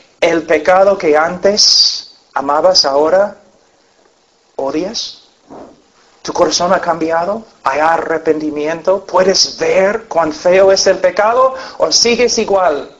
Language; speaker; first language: Spanish; non-native, fluent; English